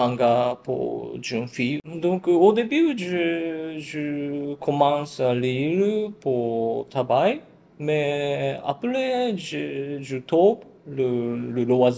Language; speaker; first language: French; non-native, learner; Japanese